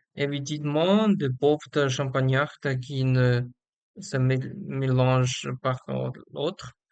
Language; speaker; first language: French; non-native, learner; Chinese